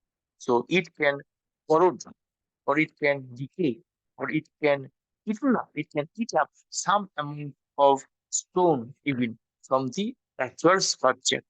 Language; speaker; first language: English; non-native, local second language; Bangla